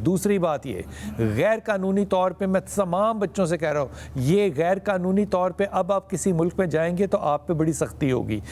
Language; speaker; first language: Urdu; native; Urdu